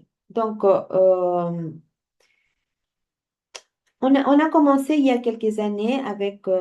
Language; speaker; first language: French; non-native, fluent; Spanish